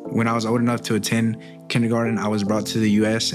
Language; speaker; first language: English; early bilingual, other home language; Spanish